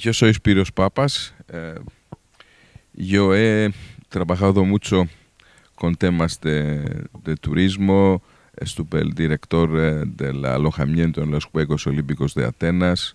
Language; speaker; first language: Spanish; non-native, learner; Greek